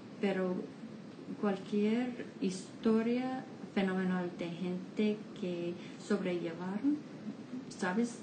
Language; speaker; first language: Spanish; non-native, learner; English